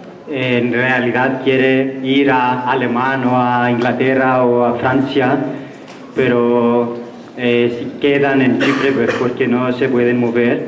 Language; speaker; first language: Spanish; non-native, fluent; Greek